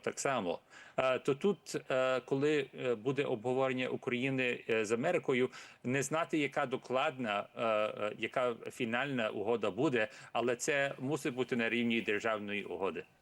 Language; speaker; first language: Ukrainian; early bilingual, heritage; Ukrainian